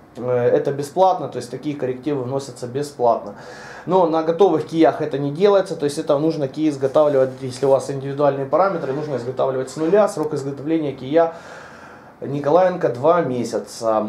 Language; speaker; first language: Russian; native; Russian